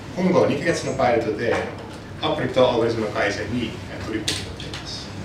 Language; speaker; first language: Japanese; non-native, fluent; Dutch